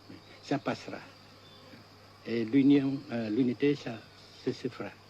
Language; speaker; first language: French; non-native, fluent; Vietnamese